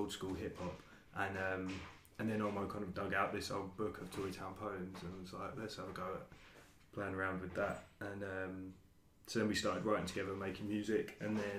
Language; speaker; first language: English; native; English